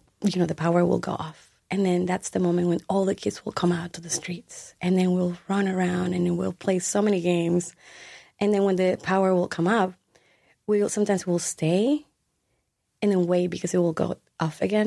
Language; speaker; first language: English; non-native, fluent; Spanish